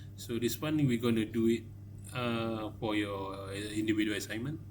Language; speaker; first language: English; non-native, local second language; Malay